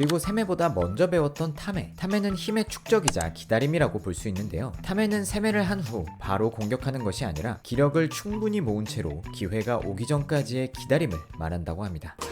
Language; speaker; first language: Korean; native; Korean